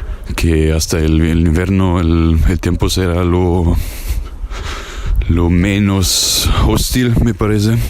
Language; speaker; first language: Spanish; non-native, fluent; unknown